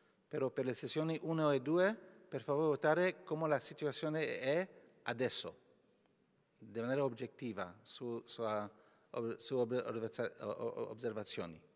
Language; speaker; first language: Italian; non-native, learner; English